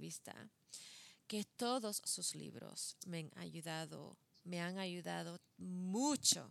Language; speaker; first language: Spanish; non-native, fluent; English